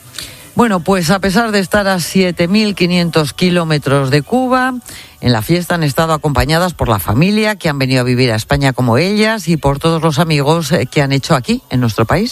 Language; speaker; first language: Spanish; native; Spanish